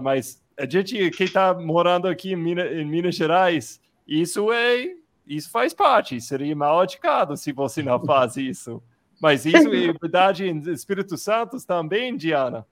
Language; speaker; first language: Portuguese; non-native, fluent; English